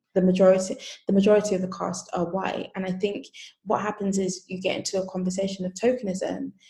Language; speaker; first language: English; native; English